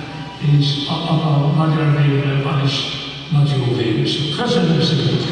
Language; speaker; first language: Hungarian; early bilingual, heritage; Hungarian